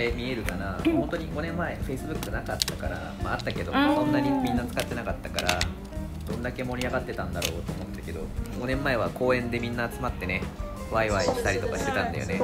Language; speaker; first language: Japanese; native; Japanese